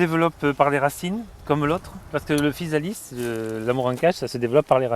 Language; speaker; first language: French; native; French